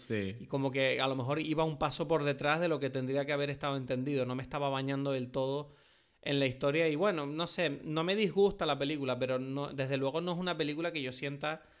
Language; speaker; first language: Spanish; non-native, fluent; French